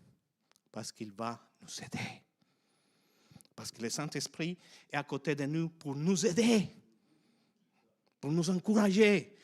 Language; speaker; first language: French; non-native, fluent; Spanish